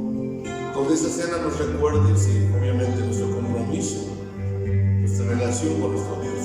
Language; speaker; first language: Spanish; native; Spanish